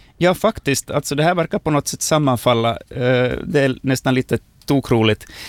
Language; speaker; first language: Swedish; native; Swedish